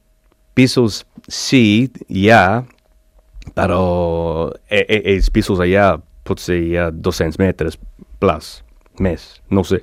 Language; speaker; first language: Catalan; non-native, learner; English